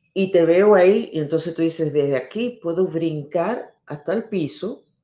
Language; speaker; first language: Spanish; non-native, fluent; English